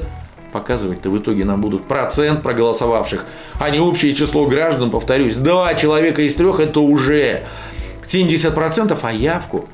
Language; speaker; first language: Russian; native; Russian